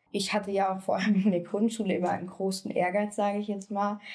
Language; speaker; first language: German; native; German